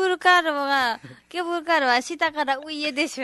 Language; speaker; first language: Japanese; non-native, learner; Nepali